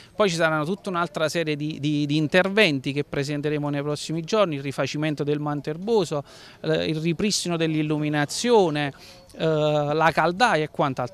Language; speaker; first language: Italian; native; Italian